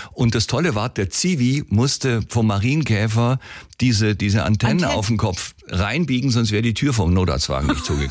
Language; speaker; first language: German; native; German